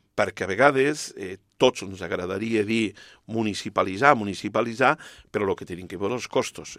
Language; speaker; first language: Catalan; non-native, local second language; Spanish